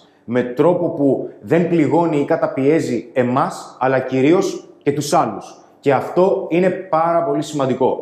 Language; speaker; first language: Greek; native; Greek